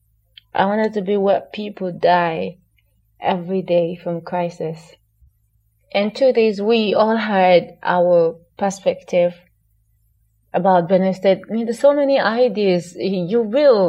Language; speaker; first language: English; non-native, local second language; Hausa